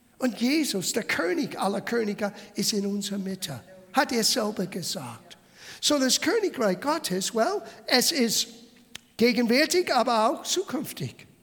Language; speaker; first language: German; non-native, fluent; English